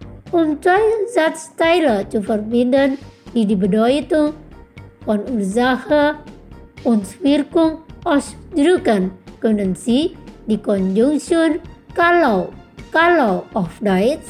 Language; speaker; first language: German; non-native, fluent; Indonesian